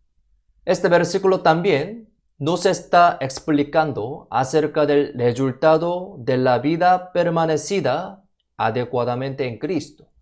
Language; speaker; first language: Spanish; non-native, fluent; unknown